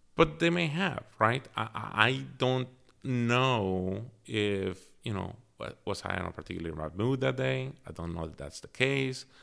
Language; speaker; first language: English; early bilingual, other home language; Spanish